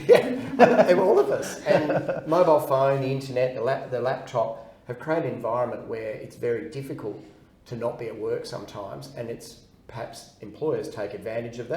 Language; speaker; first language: English; native; English